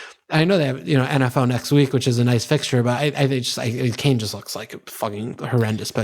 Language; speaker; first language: English; native; English